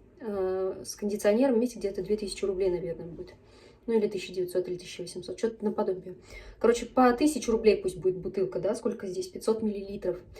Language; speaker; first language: Russian; native; Russian